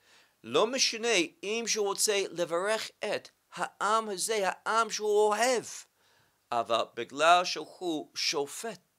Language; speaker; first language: Hebrew; non-native, fluent; English